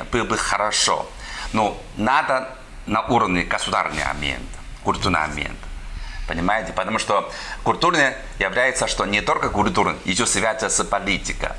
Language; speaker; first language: Russian; non-native, learner; Chinese